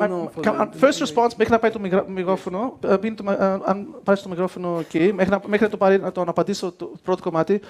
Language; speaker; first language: Greek; early bilingual, heritage; Greek